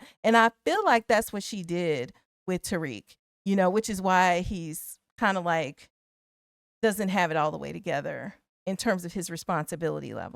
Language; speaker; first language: English; native; English